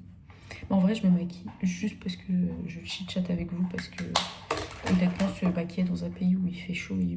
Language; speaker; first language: French; native; French